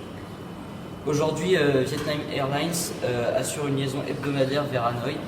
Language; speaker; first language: French; native; French